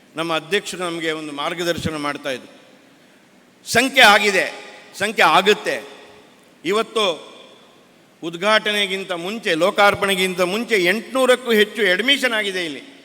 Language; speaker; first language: Kannada; native; Kannada